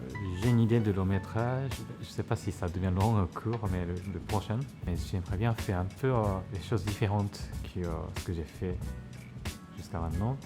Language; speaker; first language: French; non-native, fluent; Japanese